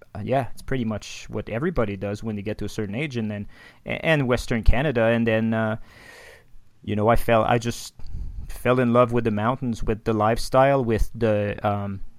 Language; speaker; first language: English; non-native, fluent; French